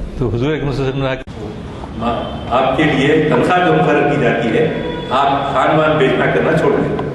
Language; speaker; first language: Urdu; native; Urdu